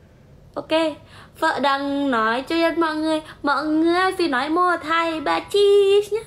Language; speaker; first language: Vietnamese; non-native, learner; Indonesian